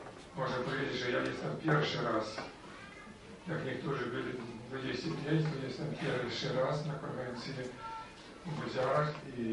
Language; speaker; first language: Polish; non-native, learner; Ukrainian